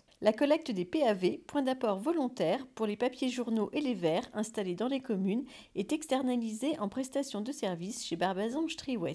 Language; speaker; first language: French; native; French